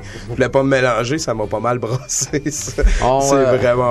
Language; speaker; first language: French; native; French